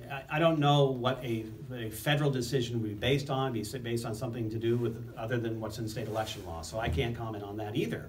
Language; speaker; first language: English; native; English